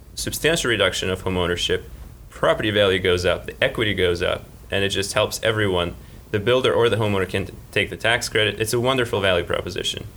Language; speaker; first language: English; early bilingual, other home language; Russian